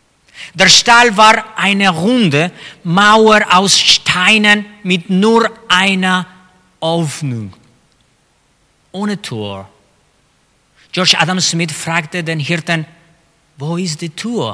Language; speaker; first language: German; non-native, fluent; Spanish